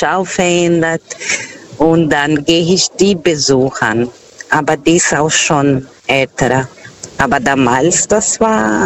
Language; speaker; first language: German; non-native, fluent; Portuguese